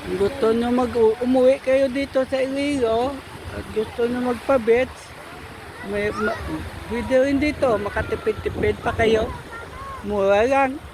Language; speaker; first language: Filipino; non-native, local second language; Hiligaynon